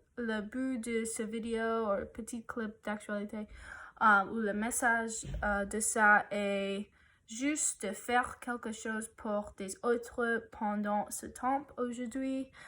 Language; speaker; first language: French; non-native, learner; English